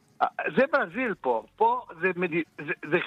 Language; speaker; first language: Hebrew; non-native, fluent; Portuguese